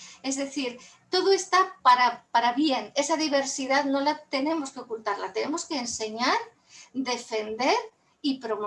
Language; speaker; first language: Spanish; native; Spanish